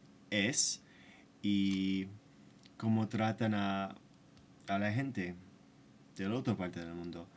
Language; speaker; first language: Spanish; non-native, fluent; English